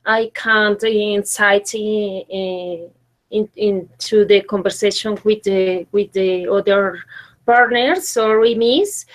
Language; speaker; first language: English; non-native, learner; Spanish